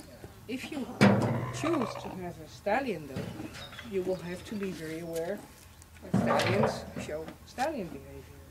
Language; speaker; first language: English; non-native, fluent; Dutch